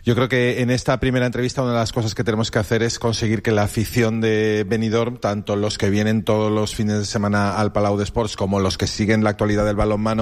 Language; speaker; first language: Spanish; native; Spanish